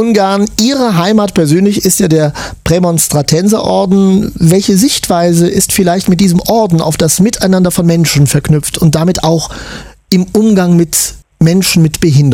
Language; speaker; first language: German; native; German